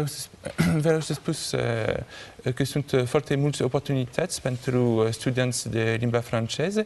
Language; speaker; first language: Romanian; non-native, learner; French